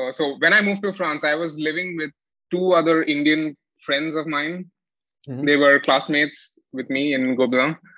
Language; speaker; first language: English; non-native, local second language; Malayalam